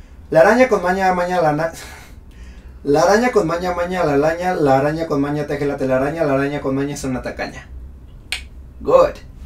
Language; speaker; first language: Spanish; native; Spanish